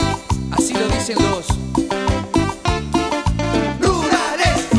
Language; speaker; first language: Spanish; native; Spanish